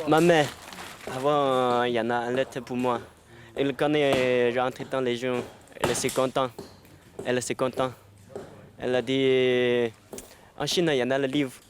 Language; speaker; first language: French; non-native, learner; Chinese